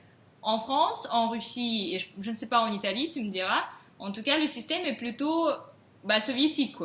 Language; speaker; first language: French; non-native, fluent; Russian